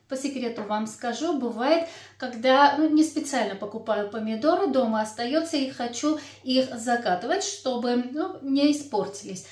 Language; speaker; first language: Russian; non-native, local second language; Armenian